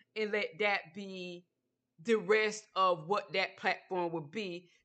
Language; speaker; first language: English; native; English